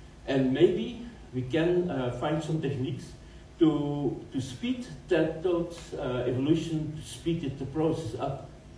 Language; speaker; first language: English; non-native, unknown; Dutch